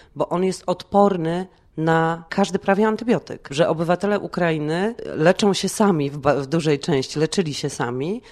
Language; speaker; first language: Polish; native; Polish